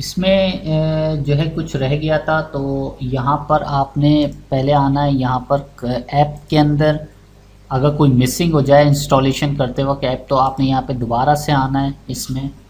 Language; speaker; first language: Urdu; non-native, local second language; Punjabi